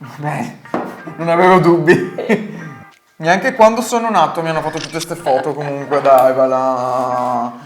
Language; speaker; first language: Italian; native; Italian